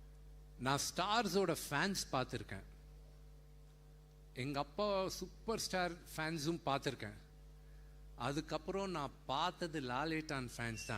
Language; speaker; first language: Tamil; non-native, local second language; Telugu